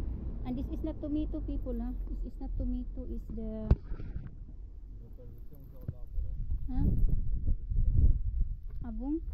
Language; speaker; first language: English; non-native, learner; Filipino